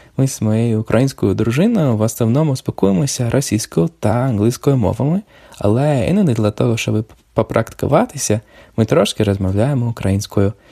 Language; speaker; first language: Ukrainian; non-native, learner; English